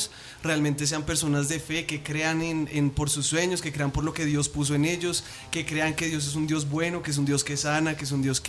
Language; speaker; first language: Spanish; native; Spanish